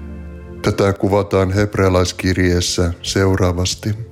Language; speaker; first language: Finnish; native; Finnish